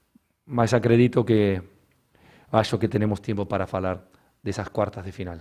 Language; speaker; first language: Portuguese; non-native, learner; Spanish